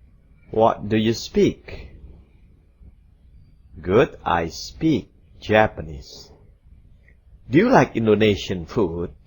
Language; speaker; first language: English; non-native, fluent; Indonesian